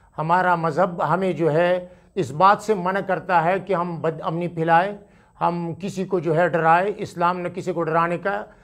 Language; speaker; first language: Urdu; non-native, local second language; Pashto